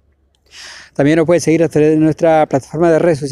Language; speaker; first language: Spanish; native; Spanish